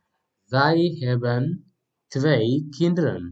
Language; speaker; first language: Dutch; non-native, fluent; Tigrinya